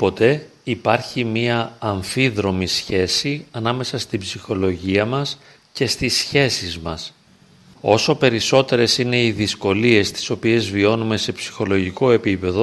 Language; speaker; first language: Greek; native; Greek